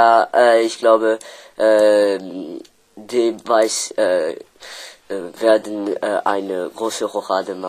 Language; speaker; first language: German; non-native, learner; French